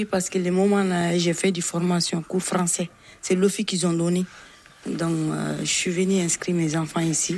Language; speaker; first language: French; non-native, learner; Bambara